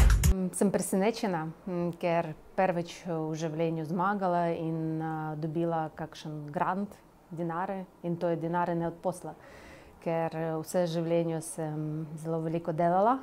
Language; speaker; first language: Slovenian; non-native, learner; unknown